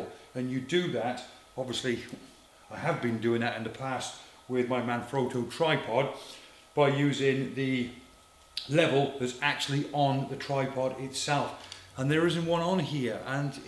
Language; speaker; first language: English; native; English